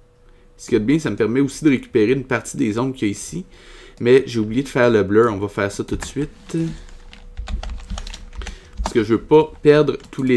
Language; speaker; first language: French; native; French